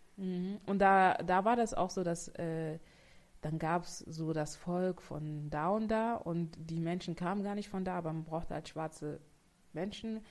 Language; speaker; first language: German; native; German